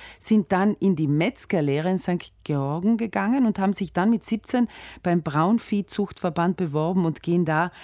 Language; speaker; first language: German; native; German